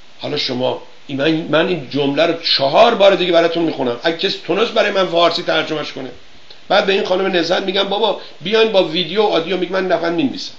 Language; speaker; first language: Persian; native; Persian